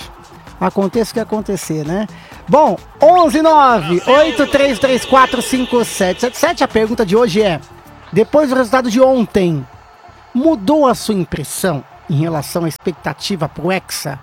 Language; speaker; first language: Portuguese; native; Portuguese